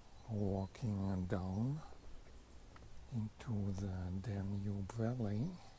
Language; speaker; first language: English; non-native, fluent; German